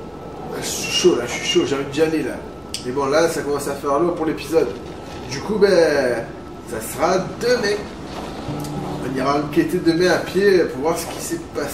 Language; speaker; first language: French; native; French